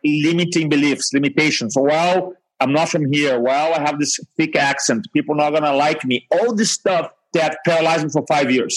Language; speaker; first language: English; non-native, fluent; Portuguese